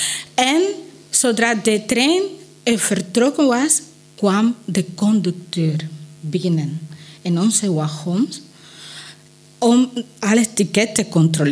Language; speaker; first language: Dutch; non-native, learner; Spanish